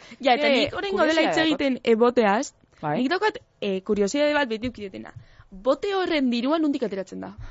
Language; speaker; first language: Basque; native; Basque